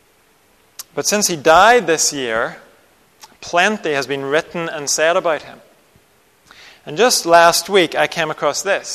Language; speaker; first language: English; native; English